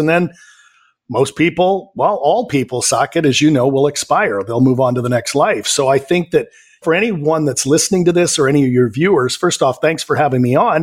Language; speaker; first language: English; native; English